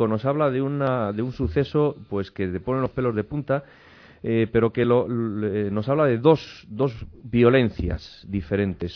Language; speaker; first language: Spanish; native; Spanish